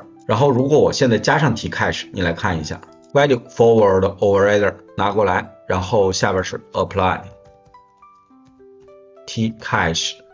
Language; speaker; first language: Chinese; native; Chinese